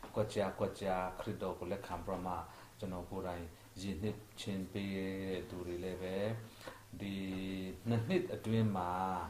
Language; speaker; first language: Burmese; non-native, local second language; Hakha Chin